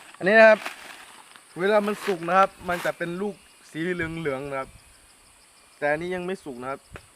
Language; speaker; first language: Thai; non-native, local second language; Akha